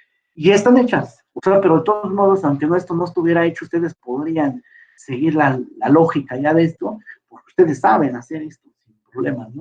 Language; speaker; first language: Spanish; native; Spanish